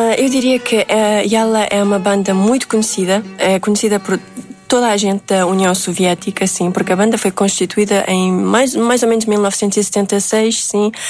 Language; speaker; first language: Portuguese; early bilingual, other home language; Uzbek